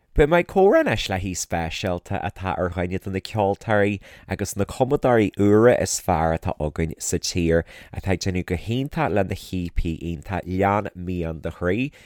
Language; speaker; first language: Irish; native; Irish